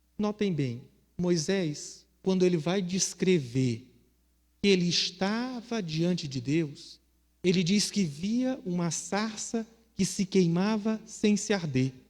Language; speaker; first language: Portuguese; native; Portuguese